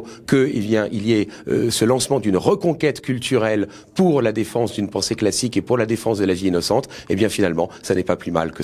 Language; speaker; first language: French; native; French